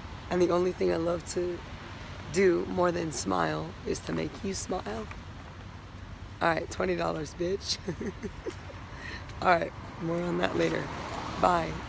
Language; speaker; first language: English; native; English